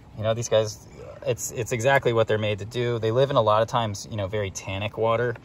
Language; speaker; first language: English; native; English